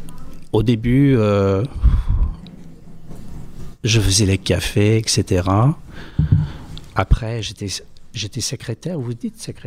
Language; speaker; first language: French; non-native, fluent; English